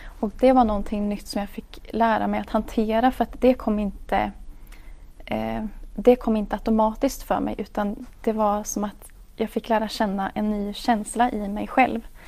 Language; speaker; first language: Swedish; native; Swedish